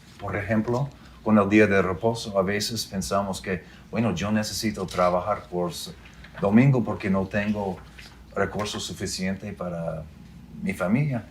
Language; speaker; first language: Spanish; non-native, fluent; English